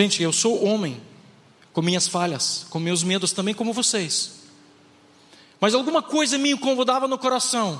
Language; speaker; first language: Portuguese; non-native, fluent; Ukrainian